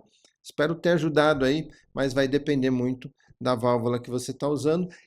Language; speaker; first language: Portuguese; native; Portuguese